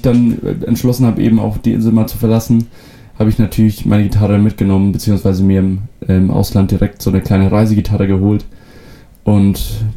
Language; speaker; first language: German; non-native, local second language; Western Frisian